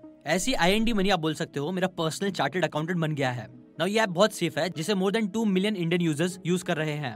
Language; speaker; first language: Hindi; native; Hindi